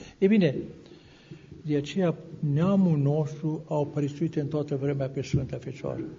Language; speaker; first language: Romanian; native; Romanian